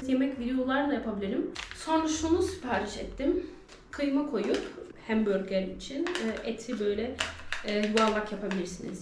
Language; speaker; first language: Turkish; early bilingual, heritage; Turkish